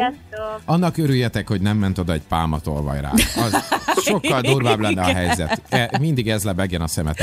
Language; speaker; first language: Hungarian; native; Hungarian